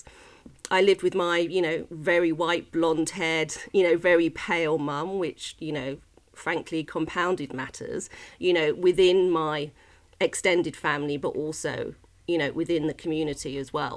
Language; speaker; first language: English; native; English